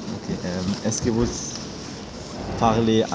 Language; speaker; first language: French; non-native, learner; German